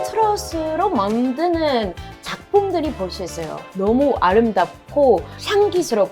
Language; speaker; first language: Korean; non-native, fluent; French